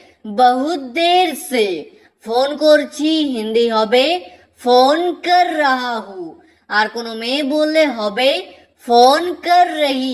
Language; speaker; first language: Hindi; non-native, fluent; Bangla